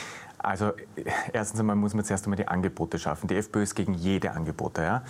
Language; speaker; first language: German; native; German